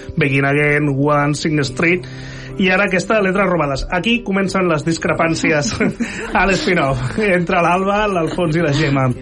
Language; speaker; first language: Catalan; native; Catalan